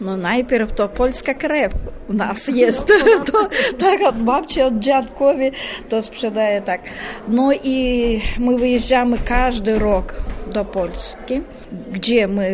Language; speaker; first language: Polish; non-native, learner; Russian